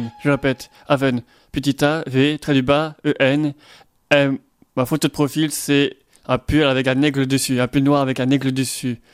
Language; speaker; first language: French; native; French